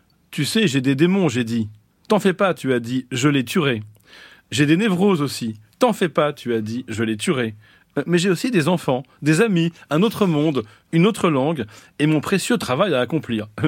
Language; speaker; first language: French; native; French